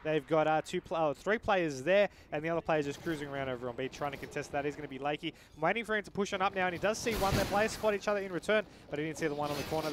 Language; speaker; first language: English; native; English